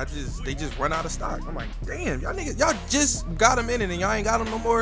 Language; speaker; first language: English; native; English